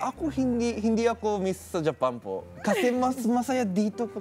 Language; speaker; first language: Filipino; non-native, learner; Japanese